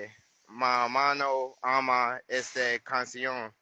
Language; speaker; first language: Spanish; non-native, learner; English